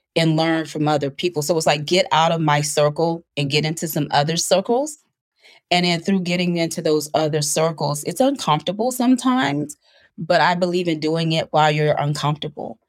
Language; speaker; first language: English; native; English